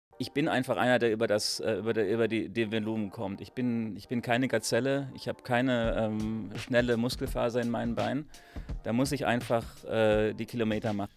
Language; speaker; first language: German; non-native, fluent; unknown